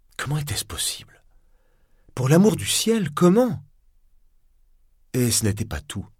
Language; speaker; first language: French; native; French